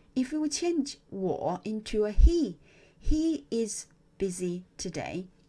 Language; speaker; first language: English; non-native, fluent; Chinese